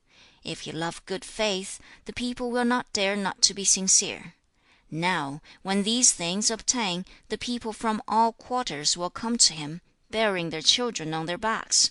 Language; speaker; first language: English; non-native, fluent; Chinese